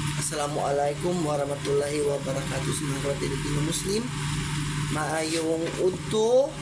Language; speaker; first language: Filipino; non-native, local second language; Cebuano